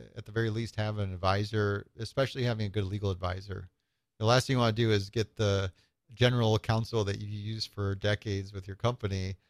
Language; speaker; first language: English; native; English